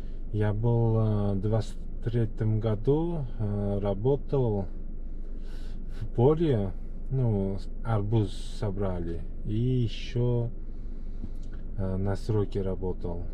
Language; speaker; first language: Russian; non-native, fluent; Uzbek